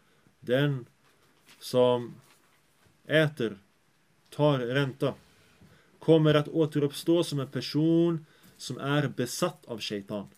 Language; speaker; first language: Swedish; early bilingual, other home language; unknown